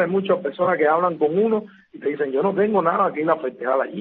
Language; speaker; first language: Spanish; native; Spanish